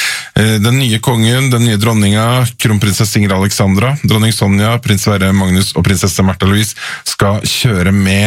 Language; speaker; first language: Norwegian; native; Norwegian